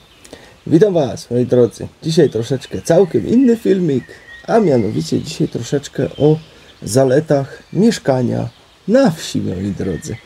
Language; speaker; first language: Polish; native; Polish